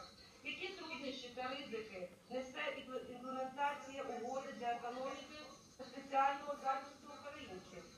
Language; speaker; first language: Ukrainian; native; Ukrainian